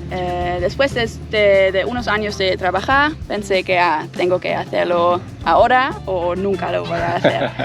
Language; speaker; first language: Spanish; non-native, fluent; German